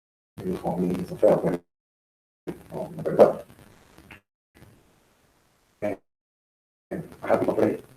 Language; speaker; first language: English; non-native, learner; Spanish